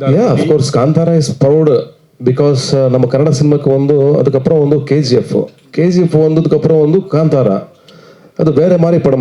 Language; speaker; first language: Tamil; non-native, learner; Kannada